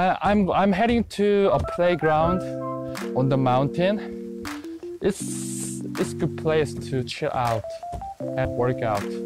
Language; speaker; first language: English; non-native, learner; Korean